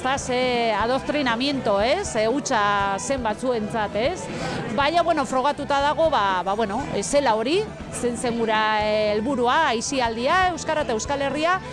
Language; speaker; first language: Basque; non-native, local second language; Spanish